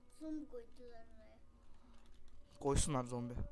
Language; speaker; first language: Turkish; native; Turkish